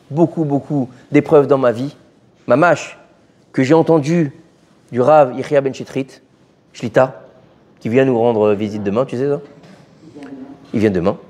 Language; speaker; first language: French; native; French